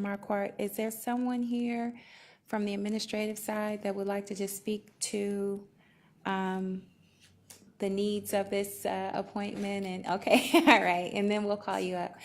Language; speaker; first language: English; native; English